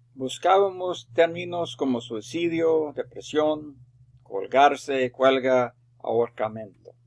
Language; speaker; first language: Spanish; non-native, fluent; English